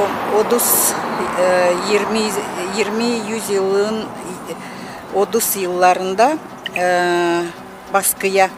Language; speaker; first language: Turkish; non-native, learner; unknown